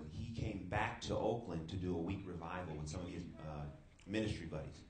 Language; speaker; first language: English; native; English